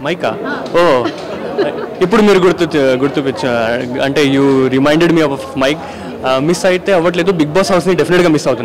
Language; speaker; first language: Telugu; non-native, local second language; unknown